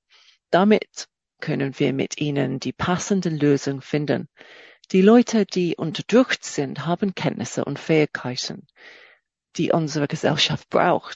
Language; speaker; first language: German; non-native, fluent; English